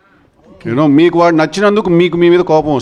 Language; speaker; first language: Telugu; native; Telugu